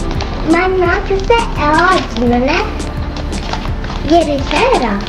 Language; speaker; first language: Italian; early bilingual, other home language; Albanian